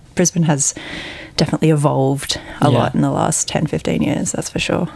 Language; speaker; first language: English; native; English